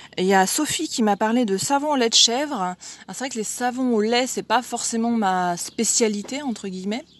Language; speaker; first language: French; native; French